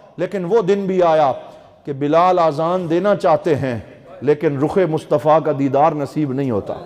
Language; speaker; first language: Urdu; non-native, local second language; Punjabi